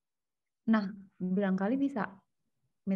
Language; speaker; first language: Indonesian; native; Indonesian